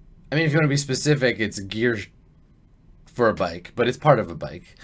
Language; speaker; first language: English; native; English